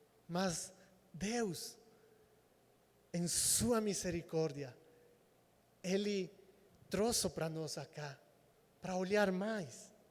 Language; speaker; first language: Portuguese; non-native, fluent; Spanish